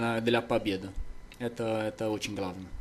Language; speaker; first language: Russian; non-native, learner; Portuguese